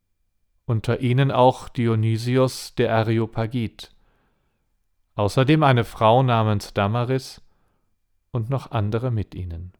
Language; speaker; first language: German; native; German